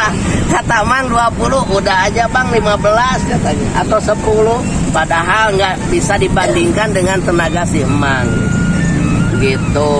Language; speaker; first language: Indonesian; non-native, local second language; Sundanese